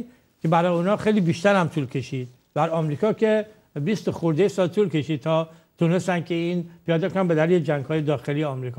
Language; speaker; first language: Persian; native; Persian